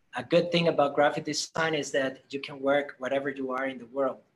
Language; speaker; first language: English; non-native, fluent; Spanish